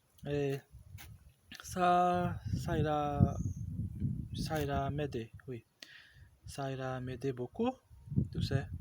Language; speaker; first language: French; non-native, learner; Portuguese